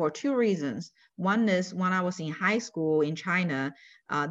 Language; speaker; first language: English; non-native, fluent; Chinese